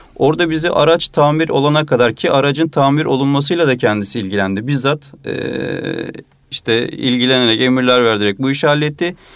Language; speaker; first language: Turkish; native; Turkish